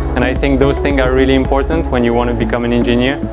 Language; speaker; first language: English; non-native, fluent; French